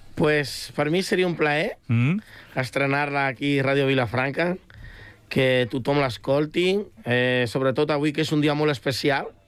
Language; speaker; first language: Catalan; early bilingual, other home language; Spanish